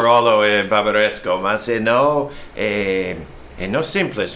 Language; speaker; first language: Portuguese; non-native, learner; English